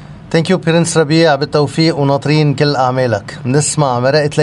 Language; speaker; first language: Arabic; native; Arabic